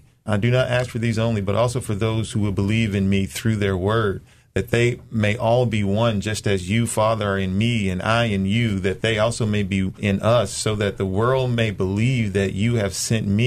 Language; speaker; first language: English; native; English